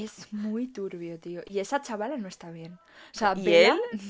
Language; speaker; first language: Spanish; native; Spanish